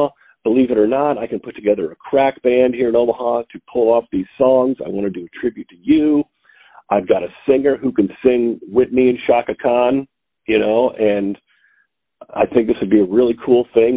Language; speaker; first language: English; native; English